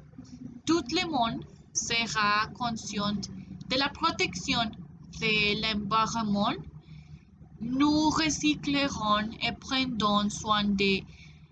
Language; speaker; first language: French; non-native, learner; Spanish